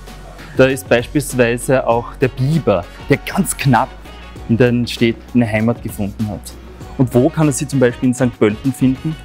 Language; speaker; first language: German; native; German